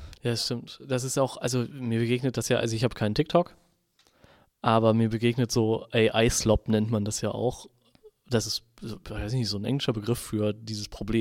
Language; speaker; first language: German; native; German